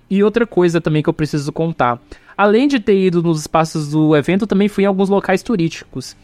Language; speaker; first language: Portuguese; native; Portuguese